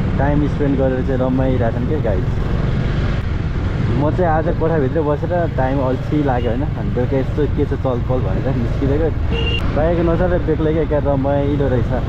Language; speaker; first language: Nepali; native; Nepali